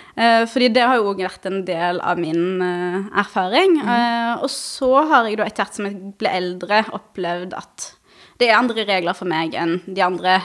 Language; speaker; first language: Norwegian; early bilingual, other home language; Arabic